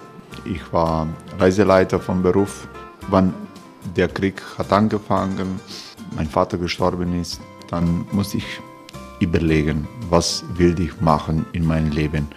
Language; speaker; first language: German; non-native, fluent; Croatian